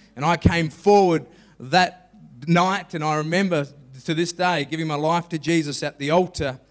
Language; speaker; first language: English; native; English